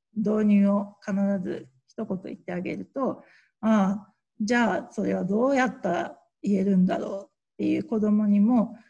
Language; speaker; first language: Japanese; native; Japanese